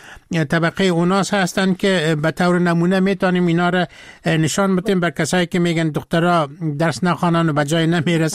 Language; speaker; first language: Persian; native; Persian